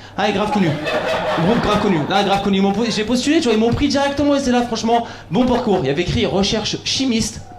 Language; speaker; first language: French; early bilingual, other home language; Arabic